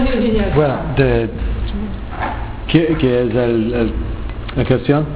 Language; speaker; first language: Spanish; non-native, learner; English